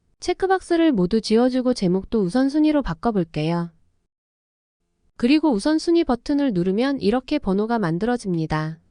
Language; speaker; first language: Korean; native; Korean